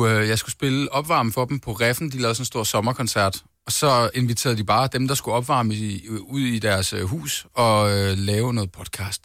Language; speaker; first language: Danish; native; Danish